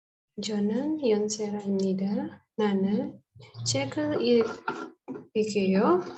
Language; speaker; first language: Korean; non-native, learner; Indonesian